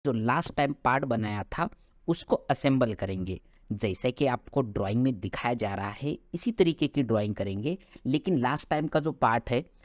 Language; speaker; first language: Hindi; non-native, local second language; Marathi